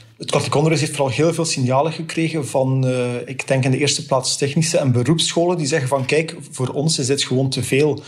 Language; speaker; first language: Dutch; native; Dutch